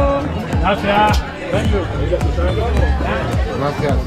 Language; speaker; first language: Spanish; native; Spanish